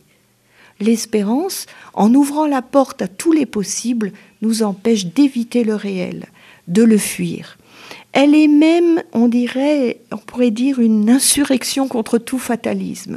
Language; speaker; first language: French; native; French